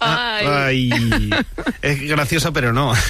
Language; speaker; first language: Spanish; native; Spanish